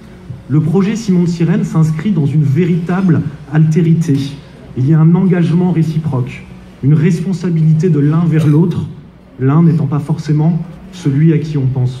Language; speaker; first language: French; native; French